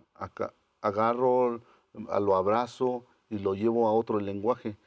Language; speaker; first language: Spanish; non-native, local second language; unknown